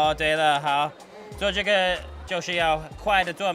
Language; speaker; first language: Chinese; non-native, learner; English